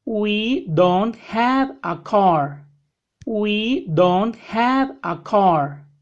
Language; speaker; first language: English; non-native, fluent; Spanish